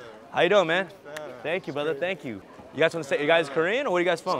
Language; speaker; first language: English; early bilingual, other home language; Korean